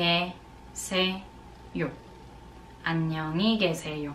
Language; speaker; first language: Spanish; non-native, fluent; Korean